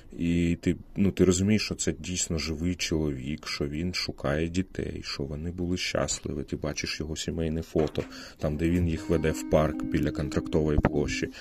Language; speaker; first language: Ukrainian; non-native, local second language; Russian